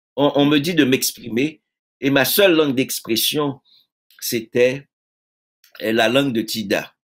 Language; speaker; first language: French; native; French